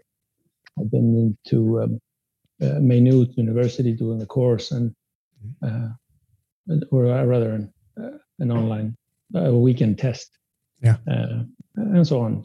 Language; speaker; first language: English; non-native, fluent; Spanish